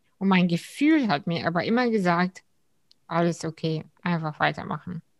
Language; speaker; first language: German; early bilingual, other home language; Russian